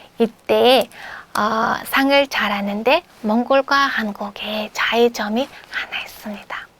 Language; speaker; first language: Korean; non-native, fluent; Mongolian